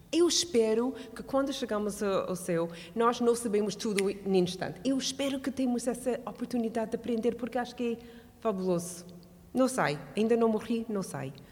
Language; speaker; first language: Portuguese; non-native, fluent; English